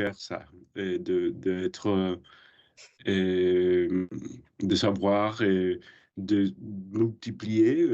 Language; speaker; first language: French; non-native, learner; English